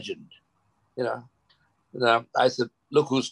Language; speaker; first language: English; non-native, local second language; Gujarati